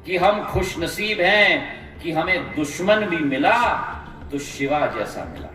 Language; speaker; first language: Hindi; non-native, local second language; Marathi